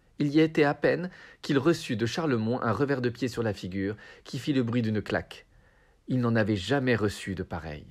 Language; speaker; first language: French; native; French